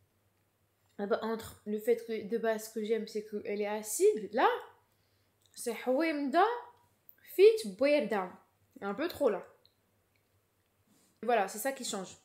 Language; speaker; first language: French; native; French